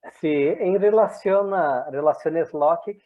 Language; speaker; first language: Spanish; non-native, fluent; Portuguese